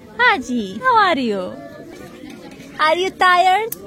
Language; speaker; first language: English; non-native, learner; Romanian